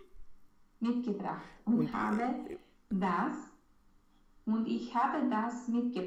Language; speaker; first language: German; non-native, learner; Romanian